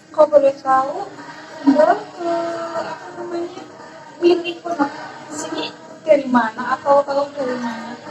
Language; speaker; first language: Indonesian; non-native, local second language; Javanese